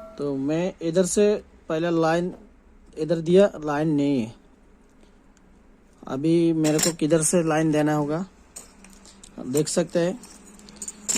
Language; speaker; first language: Hindi; non-native, local second language; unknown